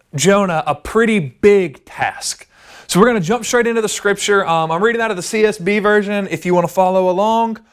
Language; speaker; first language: English; native; English